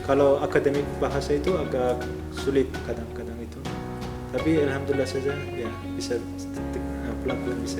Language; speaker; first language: Indonesian; non-native, fluent; Turkmen